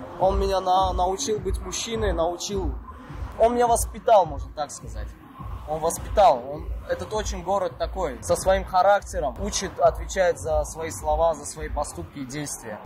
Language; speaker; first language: Russian; non-native, local second language; Uzbek